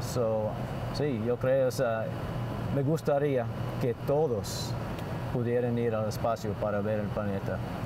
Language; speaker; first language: Spanish; early bilingual, heritage; Spanish